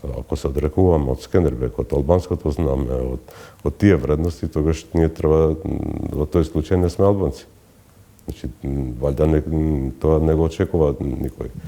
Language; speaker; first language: Macedonian; non-native, local second language; Albanian